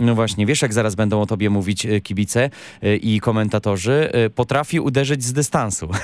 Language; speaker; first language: Polish; native; Polish